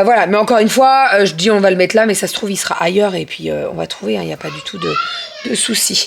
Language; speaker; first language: French; native; French